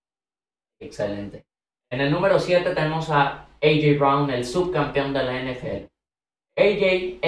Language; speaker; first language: Spanish; native; Spanish